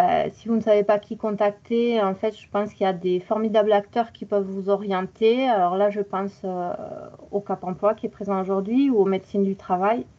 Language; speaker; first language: French; native; French